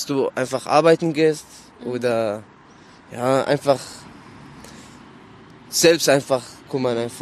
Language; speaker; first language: German; non-native, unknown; Arabic